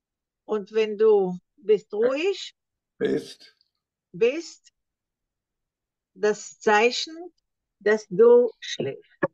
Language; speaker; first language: German; non-native, learner; Hebrew